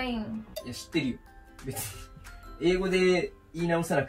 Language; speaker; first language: Japanese; native; Japanese